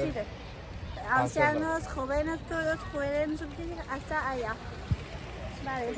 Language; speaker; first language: Spanish; non-native, fluent; French